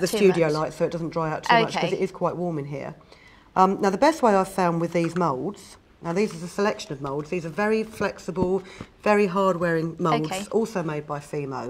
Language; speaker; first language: English; native; English